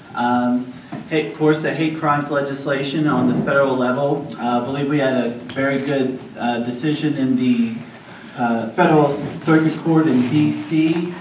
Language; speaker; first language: English; native; English